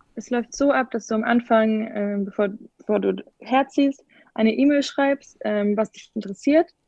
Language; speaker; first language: German; native; German